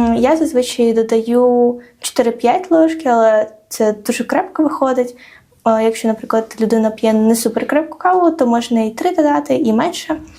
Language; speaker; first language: Ukrainian; non-native, local second language; Crimean Tatar